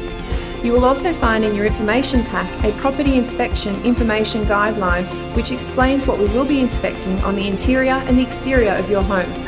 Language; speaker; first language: English; native; English